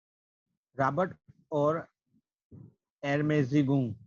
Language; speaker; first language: German; non-native, learner; Gujarati